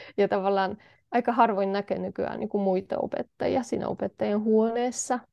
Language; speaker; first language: Finnish; non-native, fluent; Polish